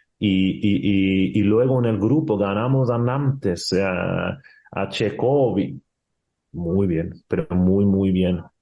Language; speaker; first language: Spanish; non-native, fluent; Swedish